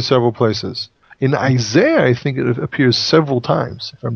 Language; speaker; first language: English; non-native, fluent; Hebrew